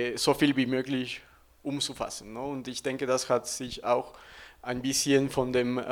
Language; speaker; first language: German; non-native, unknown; Spanish